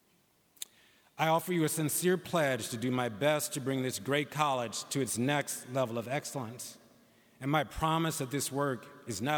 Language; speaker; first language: English; native; English